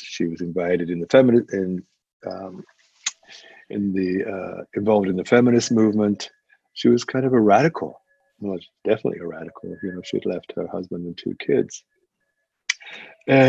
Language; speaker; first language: English; native; English